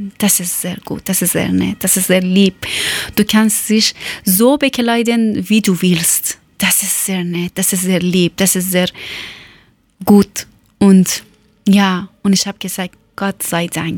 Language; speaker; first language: German; non-native, learner; Persian